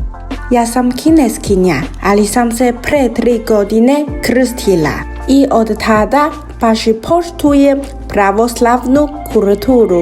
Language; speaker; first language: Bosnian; non-native, learner; Chinese